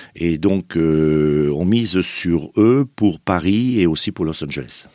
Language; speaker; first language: French; native; French